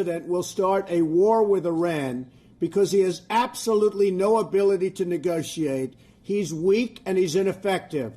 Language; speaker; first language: English; native; English